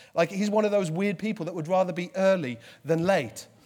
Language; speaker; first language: English; native; English